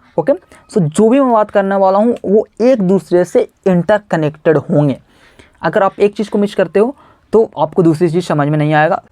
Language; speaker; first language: Hindi; native; Hindi